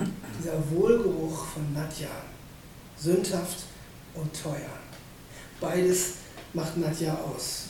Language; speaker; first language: German; native; German